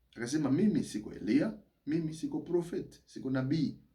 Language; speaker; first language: French; non-native, local second language; Swahili